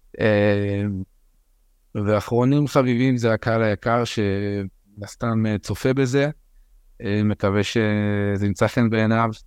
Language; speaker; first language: Hebrew; early bilingual, other home language; French